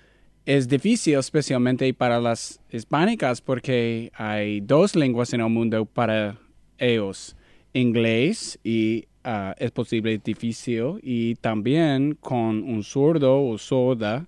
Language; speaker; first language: Spanish; non-native, learner; English